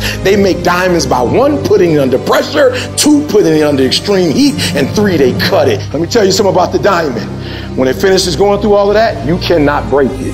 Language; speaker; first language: English; native; English